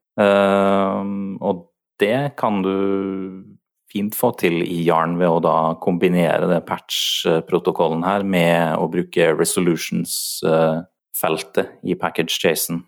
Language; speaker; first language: Norwegian; native; Norwegian